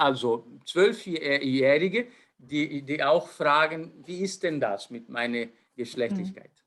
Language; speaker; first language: German; non-native, fluent; Portuguese